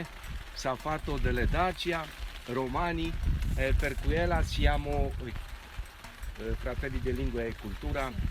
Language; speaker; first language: Italian; non-native, learner; Romanian